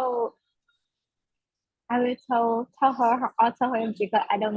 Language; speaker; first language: English; non-native, learner; Vietnamese